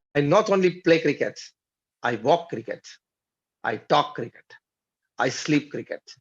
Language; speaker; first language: English; non-native, local second language; Gujarati